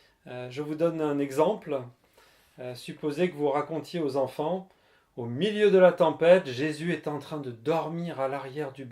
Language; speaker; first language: French; native; French